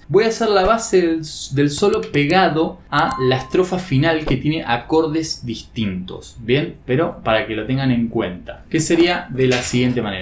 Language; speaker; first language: Spanish; native; Spanish